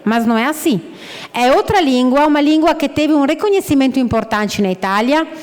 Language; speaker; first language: Portuguese; non-native, fluent; Italian